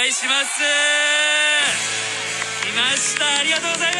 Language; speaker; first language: Japanese; native; Japanese